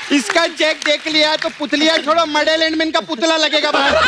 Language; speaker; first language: Hindi; native; Hindi